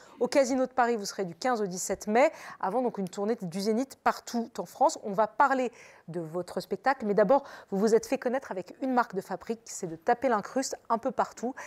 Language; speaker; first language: French; native; French